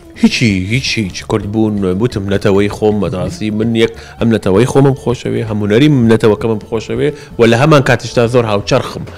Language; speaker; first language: Central Kurdish; early bilingual, heritage; Central Kurdish